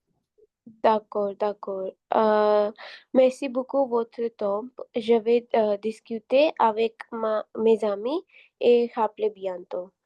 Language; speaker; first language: French; non-native, learner; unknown